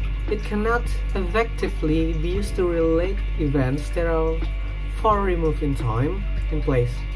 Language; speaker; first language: English; non-native, fluent; Indonesian